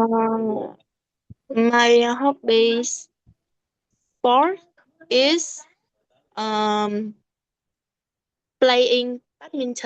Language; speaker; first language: English; non-native, learner; Vietnamese